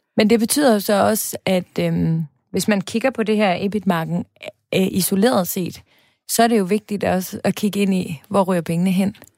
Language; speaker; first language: Danish; native; Danish